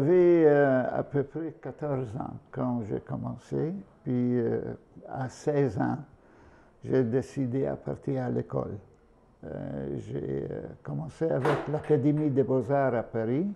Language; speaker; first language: French; non-native, fluent; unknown